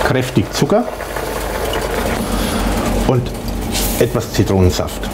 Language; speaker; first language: German; native; German